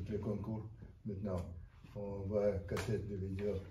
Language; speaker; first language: French; non-native, fluent; Russian